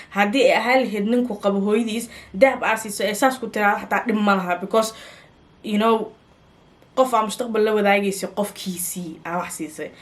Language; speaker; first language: Somali; early bilingual, heritage; Somali